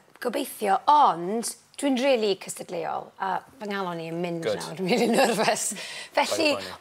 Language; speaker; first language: Welsh; non-native, local second language; English